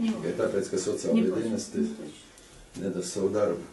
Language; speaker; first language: Latvian; native; Latvian